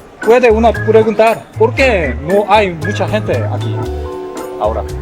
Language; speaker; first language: Spanish; non-native, learner; Korean